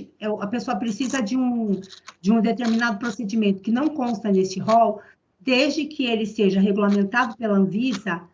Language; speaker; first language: Portuguese; native; Portuguese